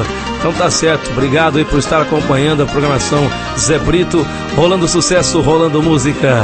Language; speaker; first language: Portuguese; native; Portuguese